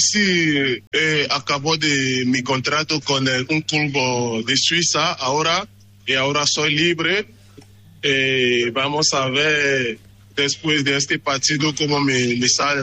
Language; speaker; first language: Spanish; non-native, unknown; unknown